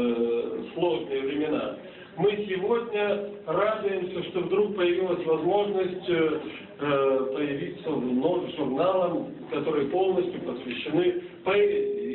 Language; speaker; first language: Russian; native; Russian